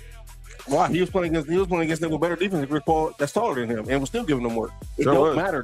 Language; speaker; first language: English; native; English